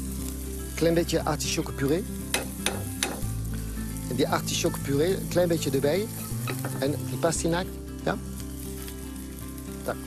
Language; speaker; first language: Dutch; non-native, fluent; French